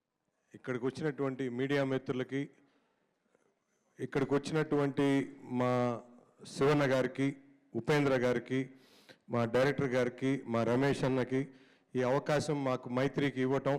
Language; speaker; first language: Telugu; native; Telugu